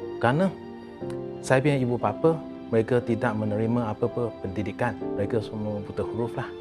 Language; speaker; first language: Malay; non-native, local second language; Chinese